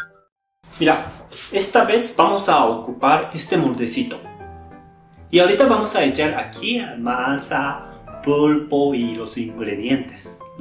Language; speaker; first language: Spanish; non-native, learner; Japanese